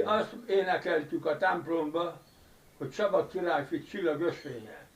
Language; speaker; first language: Hungarian; early bilingual, heritage; Hungarian